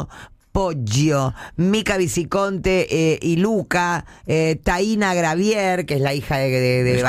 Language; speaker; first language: Spanish; native; Spanish